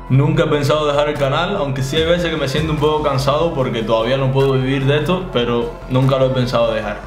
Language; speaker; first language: Spanish; native; Spanish